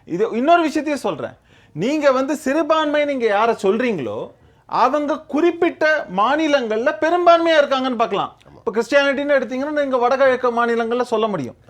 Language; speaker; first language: Tamil; native; Tamil